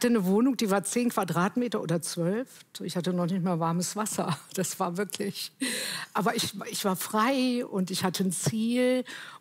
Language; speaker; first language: German; native; German